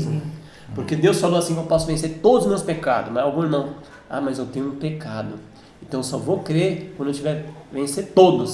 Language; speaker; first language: Portuguese; native; Portuguese